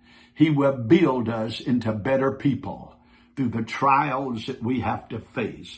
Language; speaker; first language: English; native; English